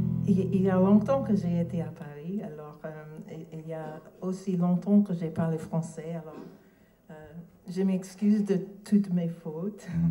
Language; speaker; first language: French; non-native, learner; English